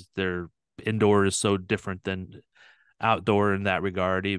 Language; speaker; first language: English; native; English